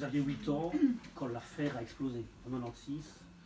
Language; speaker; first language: French; native; French